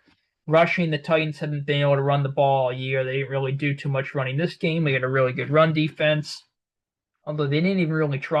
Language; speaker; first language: English; native; English